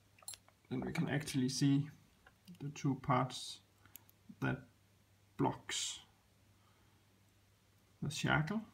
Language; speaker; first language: English; non-native, fluent; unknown